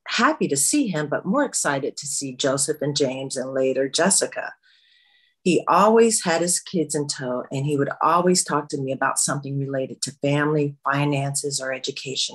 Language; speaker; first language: English; native; English